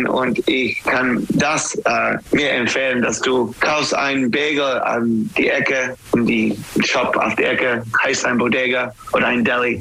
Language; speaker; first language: German; non-native, fluent; English